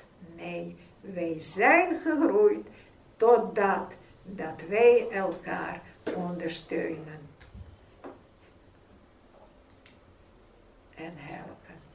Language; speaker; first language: Dutch; non-native, fluent; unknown